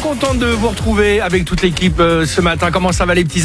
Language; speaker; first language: French; native; French